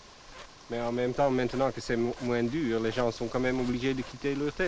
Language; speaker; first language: French; non-native, fluent; Dutch